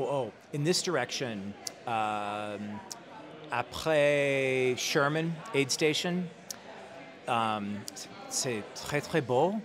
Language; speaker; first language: French; non-native, learner; English